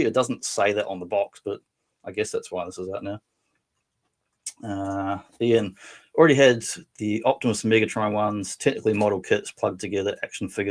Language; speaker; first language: English; native; English